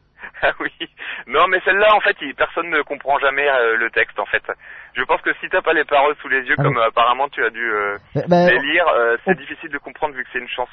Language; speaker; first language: French; native; French